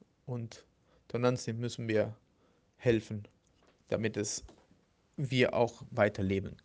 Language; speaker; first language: German; non-native, fluent; Spanish